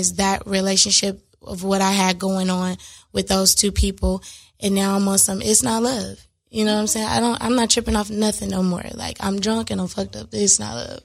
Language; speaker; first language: English; native; English